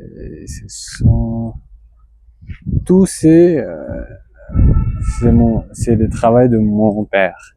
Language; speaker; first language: French; non-native, learner; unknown